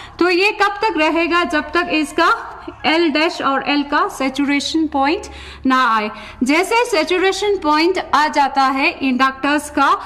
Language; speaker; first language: Hindi; non-native, local second language; Ladakhi